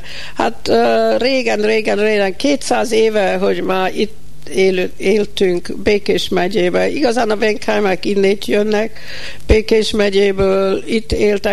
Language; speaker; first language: Hungarian; early bilingual, heritage; Hungarian